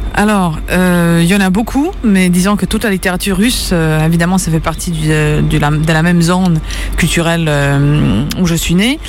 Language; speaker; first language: French; early bilingual, other home language; Serbian